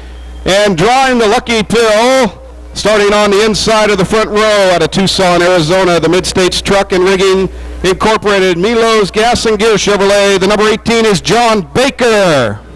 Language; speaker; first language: English; native; English